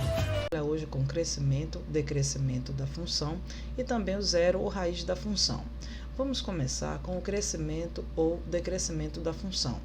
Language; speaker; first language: Portuguese; native; Portuguese